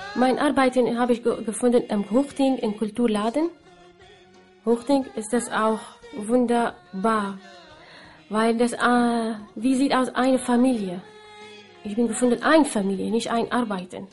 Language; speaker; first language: German; non-native, learner; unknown